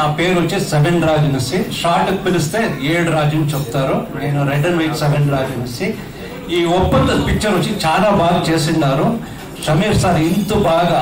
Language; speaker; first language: Telugu; non-native, learner; Kannada